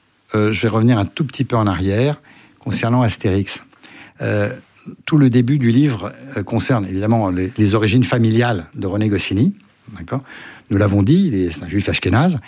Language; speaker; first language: French; native; French